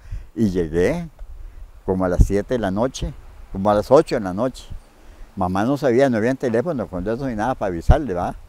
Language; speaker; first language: Spanish; native; Spanish